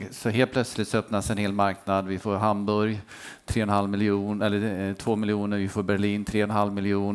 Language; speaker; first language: Swedish; native; Swedish